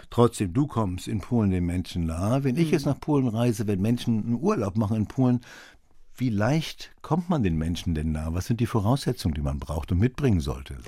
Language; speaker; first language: German; native; German